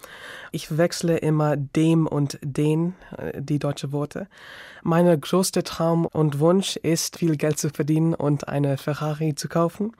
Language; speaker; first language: German; early bilingual, other home language; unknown